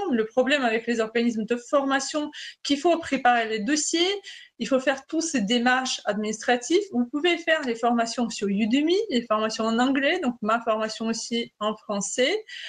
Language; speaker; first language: French; non-native, fluent; Russian